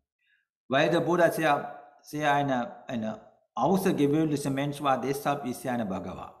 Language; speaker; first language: German; non-native, learner; Sinhala